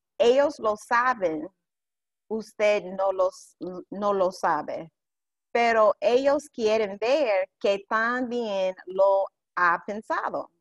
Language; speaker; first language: Spanish; non-native, fluent; English